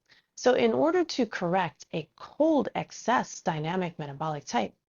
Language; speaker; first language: English; native; English